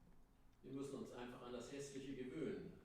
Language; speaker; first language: German; native; German